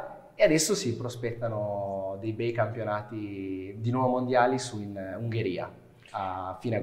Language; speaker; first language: Italian; native; Italian